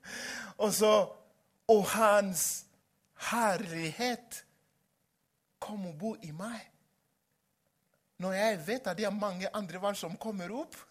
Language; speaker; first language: Swedish; non-native, fluent; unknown